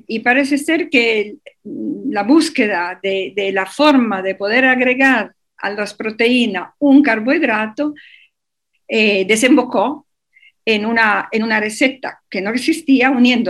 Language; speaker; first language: Spanish; non-native, fluent; Italian